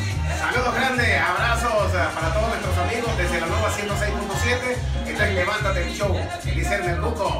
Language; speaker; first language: Spanish; native; Spanish